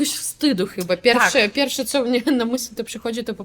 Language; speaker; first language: Polish; non-native, fluent; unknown